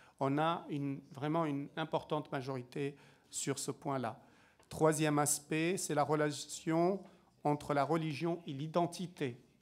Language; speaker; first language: French; native; French